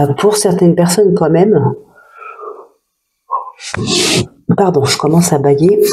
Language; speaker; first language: French; native; French